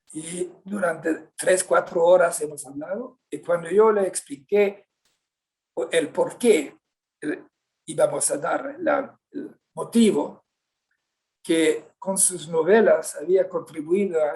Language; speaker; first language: Spanish; non-native, fluent; Swedish